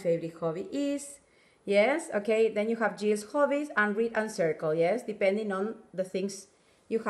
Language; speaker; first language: English; non-native, fluent; Spanish